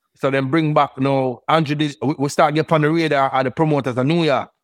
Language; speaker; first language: English; native; English